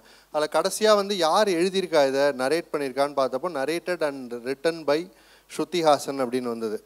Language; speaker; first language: Tamil; native; Tamil